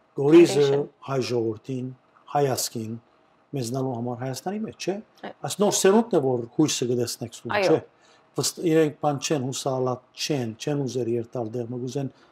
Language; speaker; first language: Armenian; early bilingual, heritage; Armenian